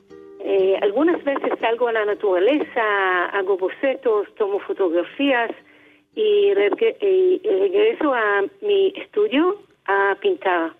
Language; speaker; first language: Spanish; non-native, learner; Hebrew